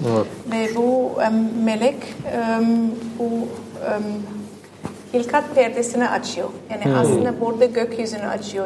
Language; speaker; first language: Turkish; non-native, fluent; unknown